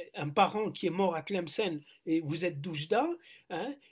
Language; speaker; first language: French; non-native, local second language; Arabic